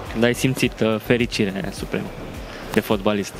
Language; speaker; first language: Romanian; native; Romanian